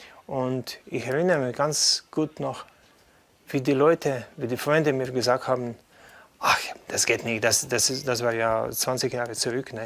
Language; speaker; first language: German; non-native, fluent; Slovenian